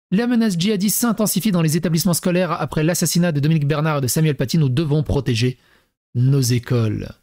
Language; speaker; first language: French; native; French